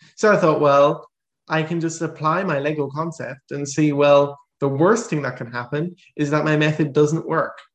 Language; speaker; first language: English; native; English